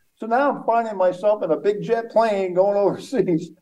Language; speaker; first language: English; native; English